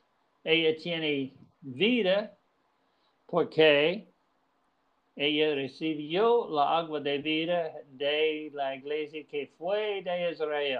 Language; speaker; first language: Spanish; non-native, learner; English